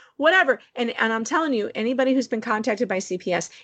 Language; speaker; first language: English; native; English